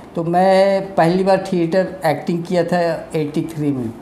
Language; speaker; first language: Hindi; native; Hindi